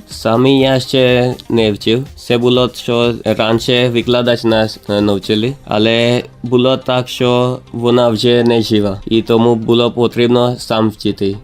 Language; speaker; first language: Ukrainian; non-native, learner; Gujarati